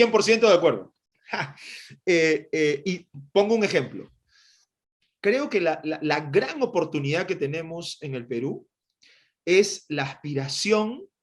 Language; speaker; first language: Spanish; native; Spanish